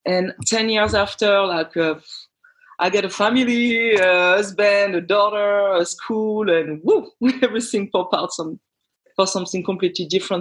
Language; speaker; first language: English; non-native, fluent; French